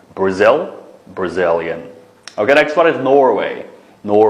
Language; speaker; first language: English; non-native, fluent; Uyghur